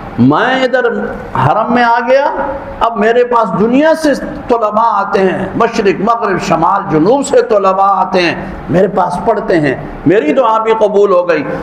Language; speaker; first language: Urdu; non-native, local second language; Punjabi